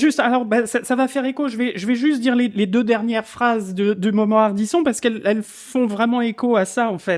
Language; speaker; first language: French; native; French